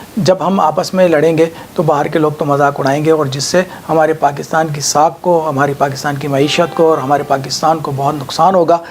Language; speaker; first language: Urdu; native; Urdu